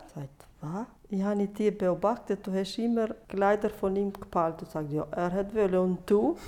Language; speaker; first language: German; non-native, learner; Albanian